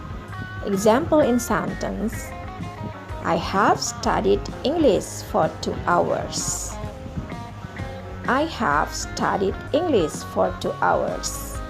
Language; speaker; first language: English; non-native, learner; Indonesian